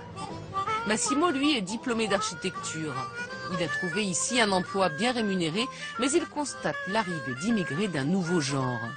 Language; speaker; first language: French; native; French